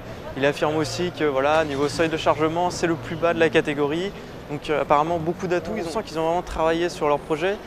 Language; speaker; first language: French; native; French